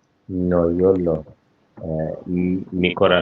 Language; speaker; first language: Spanish; non-native, fluent; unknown